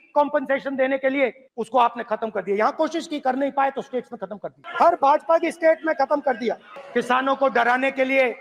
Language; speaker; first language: Hindi; native; Hindi